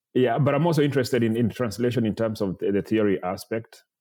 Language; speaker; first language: English; non-native, local second language; Kikuyu